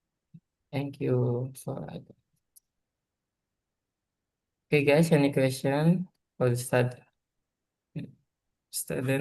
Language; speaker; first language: English; non-native, learner; Indonesian